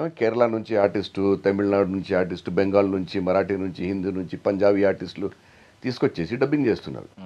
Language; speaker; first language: Telugu; non-native, local second language; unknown